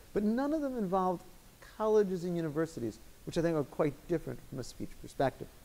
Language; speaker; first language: English; native; English